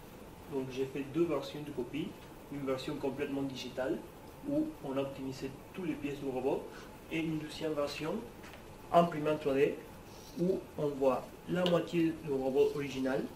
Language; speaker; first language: French; non-native, fluent; Spanish